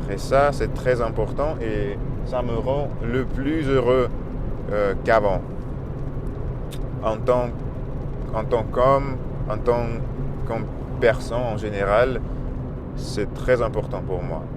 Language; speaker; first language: French; non-native, learner; Russian